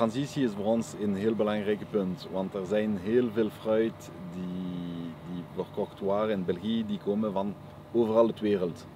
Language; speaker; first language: Dutch; non-native, local second language; French